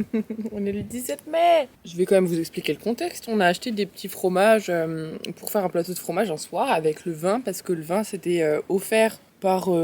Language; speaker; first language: French; native; French